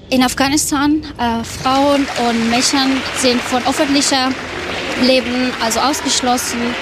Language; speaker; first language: German; non-native, learner; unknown